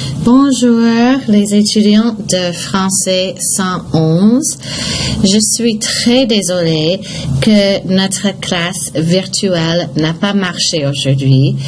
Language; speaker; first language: French; non-native, fluent; English